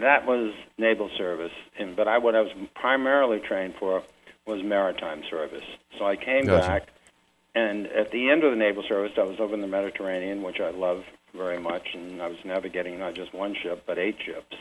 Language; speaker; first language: English; native; English